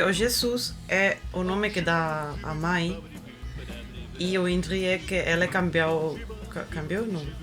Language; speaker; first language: Portuguese; non-native, learner; Spanish